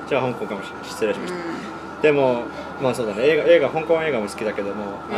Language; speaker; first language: Japanese; non-native, fluent; Finnish